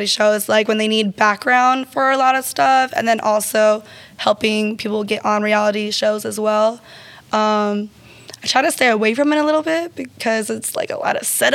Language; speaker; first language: English; native; English